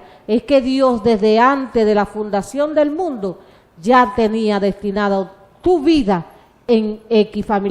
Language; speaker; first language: Spanish; native; Spanish